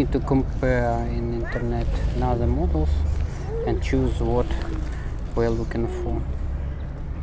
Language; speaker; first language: English; non-native, learner; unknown